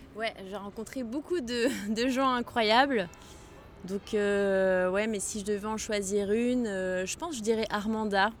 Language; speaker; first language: French; non-native, local second language; Arabic